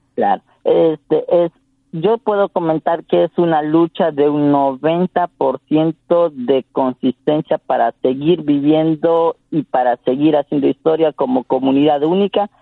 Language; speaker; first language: Spanish; non-native, local second language; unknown